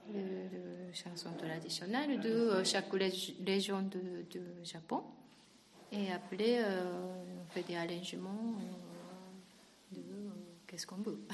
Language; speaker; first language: French; non-native, learner; Japanese